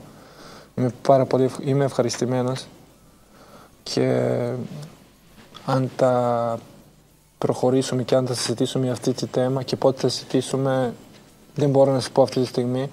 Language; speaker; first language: Greek; non-native, fluent; Serbian